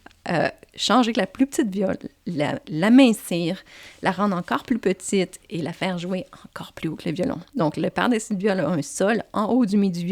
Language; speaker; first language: French; native; French